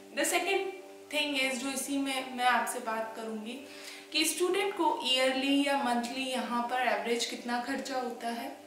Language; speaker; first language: Hindi; native; Hindi